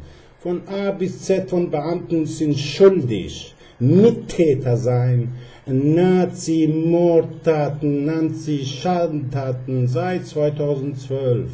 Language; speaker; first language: German; non-native, fluent; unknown